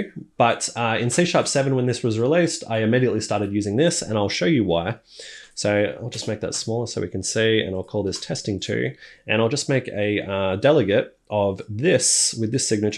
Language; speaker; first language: English; native; English